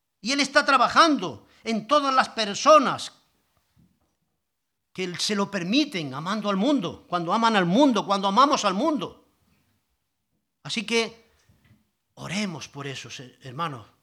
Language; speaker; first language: Spanish; native; Spanish